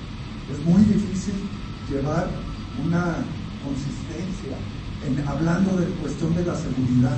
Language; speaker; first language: Spanish; native; Spanish